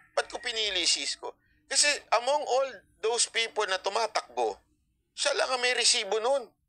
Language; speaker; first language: Filipino; native; Filipino